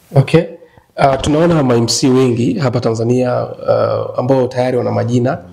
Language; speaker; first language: Swahili; native; Swahili